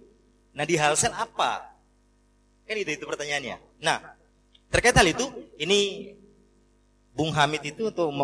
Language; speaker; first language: Indonesian; native; Indonesian